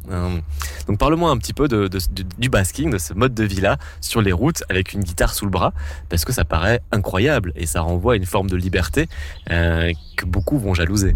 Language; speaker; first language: French; native; French